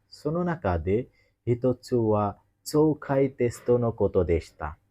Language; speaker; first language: Japanese; non-native, learner; Bangla